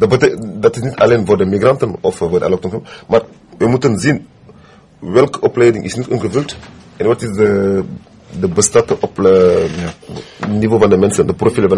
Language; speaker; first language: Dutch; non-native, fluent; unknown